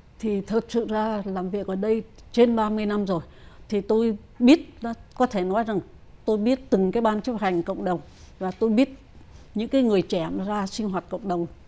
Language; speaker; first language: Vietnamese; native; Vietnamese